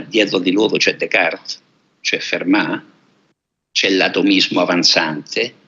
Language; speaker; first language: Italian; native; Italian